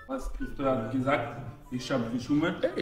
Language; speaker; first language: German; non-native, learner; French